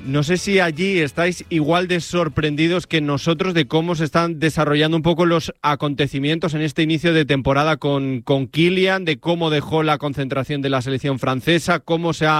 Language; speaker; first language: Spanish; native; Spanish